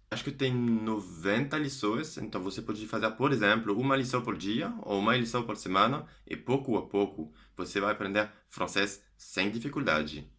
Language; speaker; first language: Portuguese; non-native, fluent; French